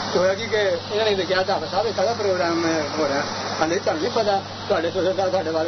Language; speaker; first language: Urdu; non-native, local second language; Punjabi